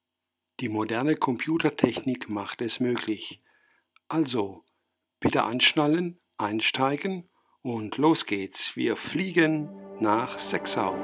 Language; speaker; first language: German; native; German